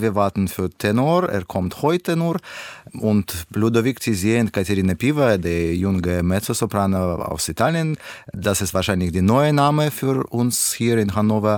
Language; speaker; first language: German; non-native, learner; Russian